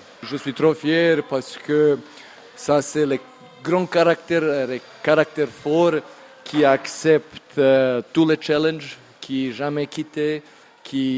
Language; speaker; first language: French; non-native, learner; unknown